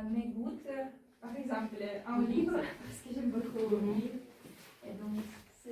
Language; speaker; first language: French; non-native, learner; Ukrainian